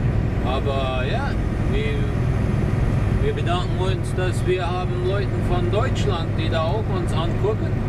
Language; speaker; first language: German; non-native, learner; Low German